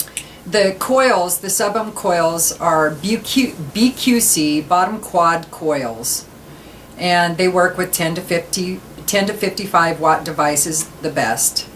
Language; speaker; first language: English; native; English